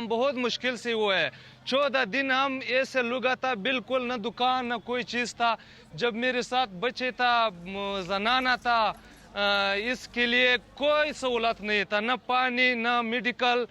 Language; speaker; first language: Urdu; non-native, local second language; Pashto